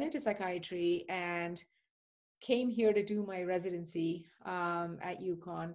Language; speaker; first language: English; non-native, local second language; Tamil